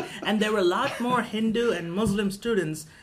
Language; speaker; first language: English; non-native, local second language; Tamil